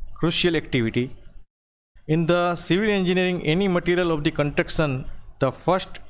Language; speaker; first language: English; non-native, local second language; Gujarati